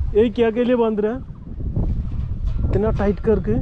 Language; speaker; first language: Hindi; non-native, local second language; Malayalam